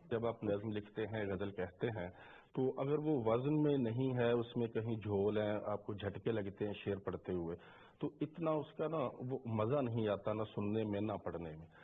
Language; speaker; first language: Urdu; non-native, local second language; Punjabi